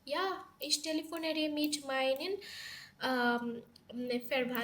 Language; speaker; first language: German; non-native, learner; Bangla